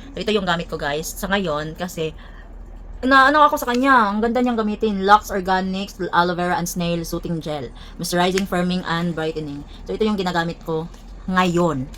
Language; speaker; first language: Filipino; non-native, local second language; Cebuano